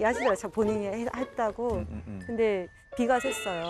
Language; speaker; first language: Korean; early bilingual, heritage; Korean